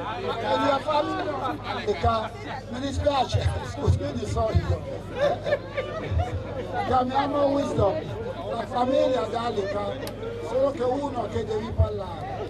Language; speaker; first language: Italian; non-native, learner; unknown